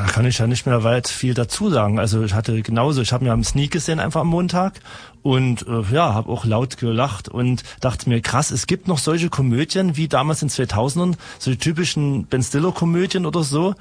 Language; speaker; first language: German; native; German